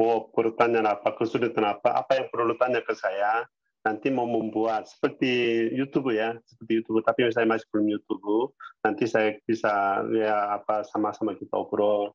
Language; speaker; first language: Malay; non-native, learner; Korean